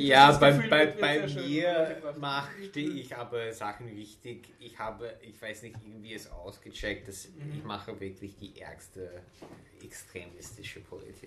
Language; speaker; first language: German; non-native, fluent; English